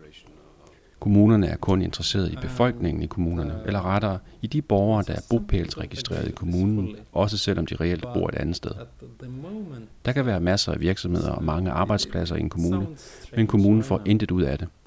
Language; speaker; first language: Danish; native; Danish